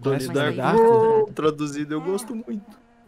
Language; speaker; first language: Portuguese; native; Portuguese